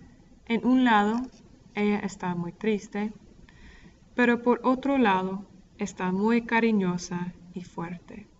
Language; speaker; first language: Spanish; non-native, fluent; English